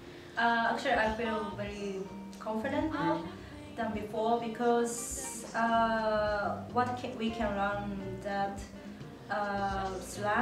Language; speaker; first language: English; non-native, learner; Japanese